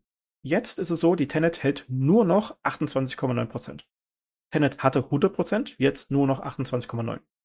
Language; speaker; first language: German; native; German